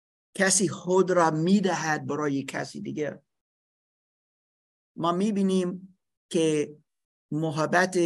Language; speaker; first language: Persian; non-native, fluent; English